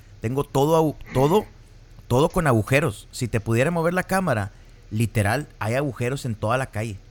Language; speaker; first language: Spanish; native; Spanish